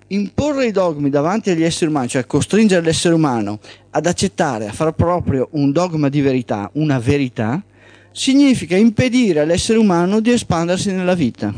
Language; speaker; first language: Italian; native; Italian